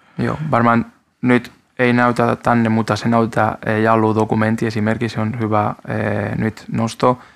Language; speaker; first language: Finnish; non-native, learner; Spanish